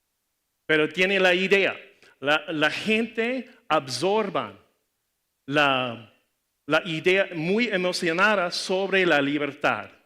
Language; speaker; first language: Spanish; non-native, learner; English